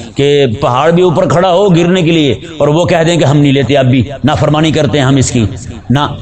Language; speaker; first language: Urdu; native; Urdu